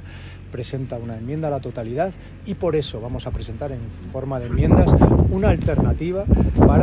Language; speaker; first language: Spanish; native; Spanish